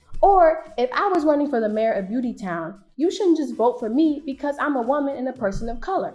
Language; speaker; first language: English; native; English